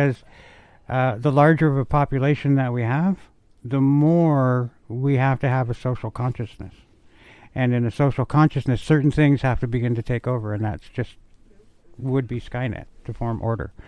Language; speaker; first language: English; native; English